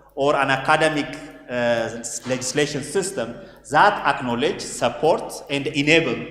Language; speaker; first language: English; non-native, local second language; Amharic